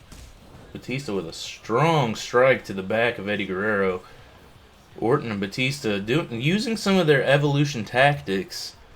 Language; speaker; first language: English; native; English